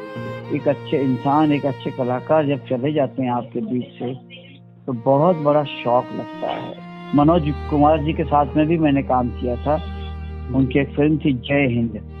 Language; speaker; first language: Hindi; native; Hindi